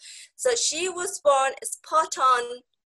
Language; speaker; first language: English; non-native, fluent; Spanish